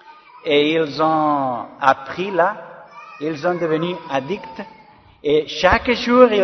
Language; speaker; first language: French; non-native, learner; Spanish